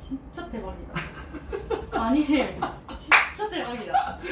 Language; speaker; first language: Korean; non-native, learner; Japanese